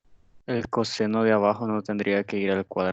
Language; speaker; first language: Spanish; native; Spanish